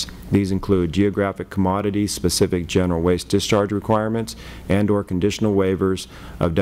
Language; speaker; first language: English; native; English